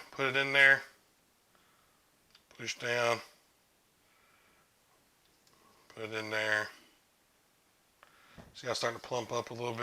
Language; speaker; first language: English; native; English